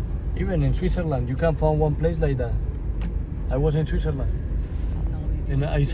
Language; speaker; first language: English; non-native, fluent; Spanish